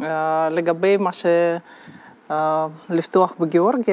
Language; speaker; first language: Hebrew; non-native, fluent; Russian